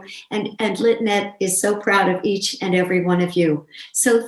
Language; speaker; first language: English; native; English